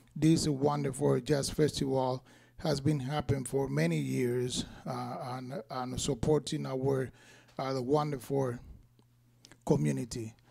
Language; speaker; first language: English; non-native, fluent; Spanish